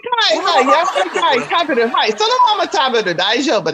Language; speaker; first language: Japanese; non-native, learner; Chinese